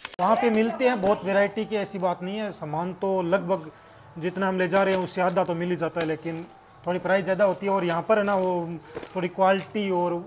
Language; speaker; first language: Hindi; native; Hindi